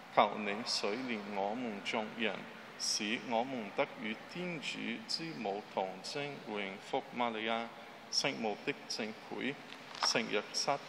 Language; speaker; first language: Chinese; non-native, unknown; Portuguese